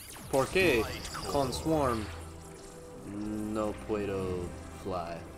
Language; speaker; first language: Spanish; non-native, learner; English